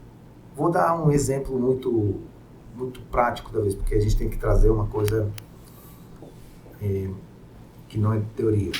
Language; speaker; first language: Portuguese; non-native, fluent; Hebrew